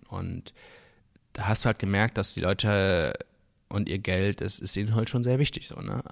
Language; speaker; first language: German; non-native, local second language; Luxembourgish